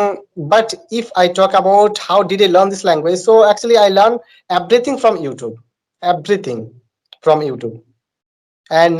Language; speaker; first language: English; non-native, learner; Bangla